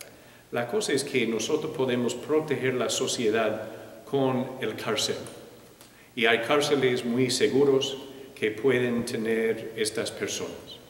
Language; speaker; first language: Spanish; non-native, fluent; English